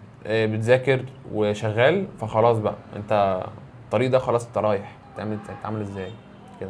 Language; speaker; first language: Arabic; native; Arabic